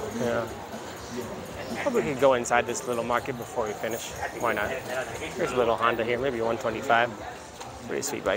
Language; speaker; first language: English; native; English